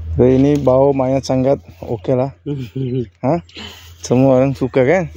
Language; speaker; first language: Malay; non-native, learner; Bangla